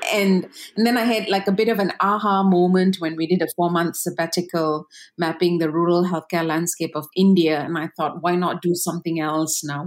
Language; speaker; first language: English; non-native, local second language; Tamil